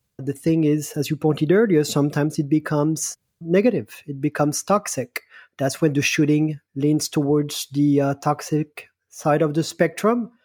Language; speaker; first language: English; non-native, fluent; French